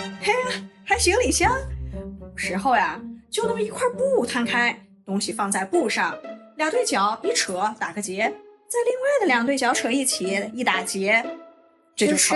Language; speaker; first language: Chinese; native; Chinese